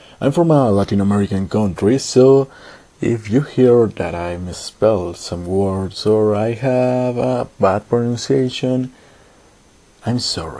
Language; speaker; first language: English; non-native, learner; Spanish